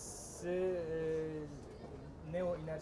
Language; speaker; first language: French; non-native, fluent; Turkish